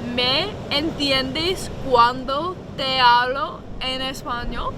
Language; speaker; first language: Spanish; non-native, learner; English